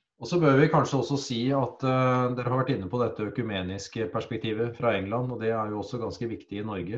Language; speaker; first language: Norwegian; native; Norwegian